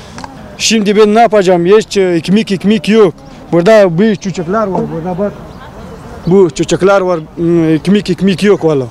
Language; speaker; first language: Turkish; non-native, learner; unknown